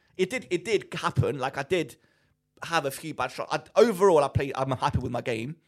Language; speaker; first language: English; non-native, fluent; Greek